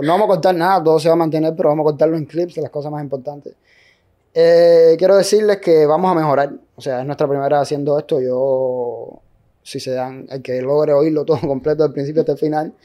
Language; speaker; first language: Spanish; native; Spanish